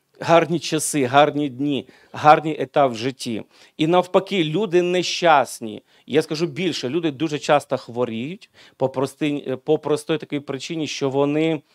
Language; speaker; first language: Ukrainian; non-native, local second language; Russian